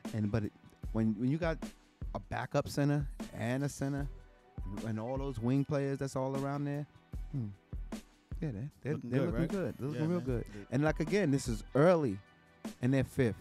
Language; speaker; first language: English; native; English